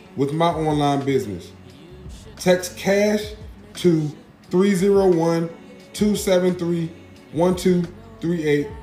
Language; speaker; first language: English; native; English